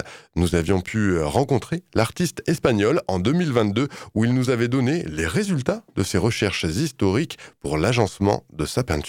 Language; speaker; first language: French; native; French